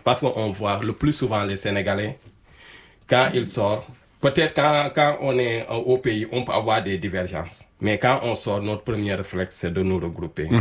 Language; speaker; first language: French; non-native, local second language; Wolof